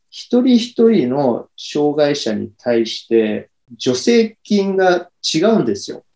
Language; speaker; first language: Japanese; early bilingual, heritage; Japanese